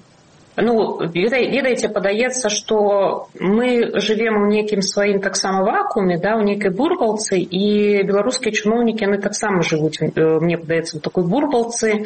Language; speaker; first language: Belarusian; non-native, local second language; Russian